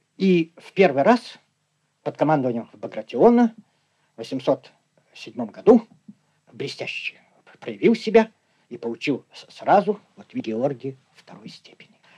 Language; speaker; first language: Russian; native; Russian